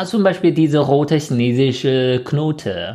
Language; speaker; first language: German; non-native, fluent; Chinese